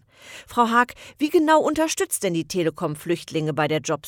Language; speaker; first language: German; native; German